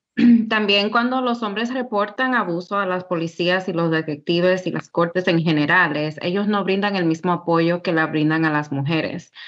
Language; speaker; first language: Spanish; early bilingual, heritage; Spanish